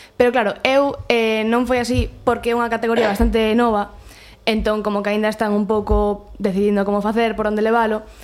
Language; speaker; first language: Galician; non-native, local second language; Spanish